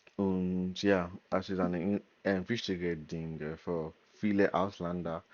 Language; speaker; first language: German; non-native, learner; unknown